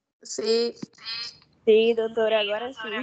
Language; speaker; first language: Spanish; non-native, learner; Portuguese